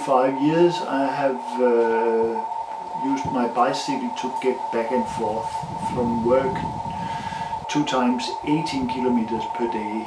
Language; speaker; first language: English; non-native, learner; Danish